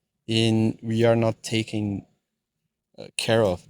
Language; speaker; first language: English; non-native, fluent; Portuguese